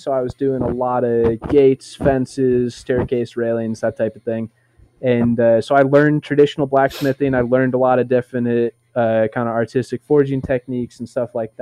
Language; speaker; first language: English; native; English